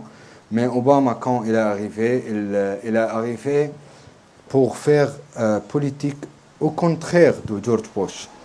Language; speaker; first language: French; non-native, learner; Arabic